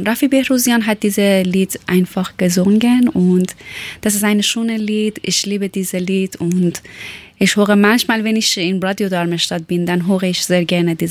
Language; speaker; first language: German; non-native, learner; Persian